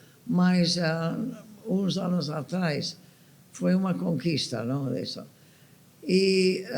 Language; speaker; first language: Portuguese; non-native, fluent; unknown